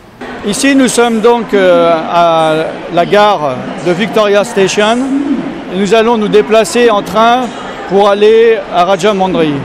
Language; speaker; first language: French; native; French